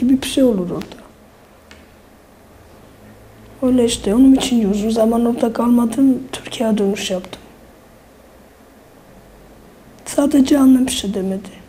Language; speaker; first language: Turkish; non-native, fluent; Armenian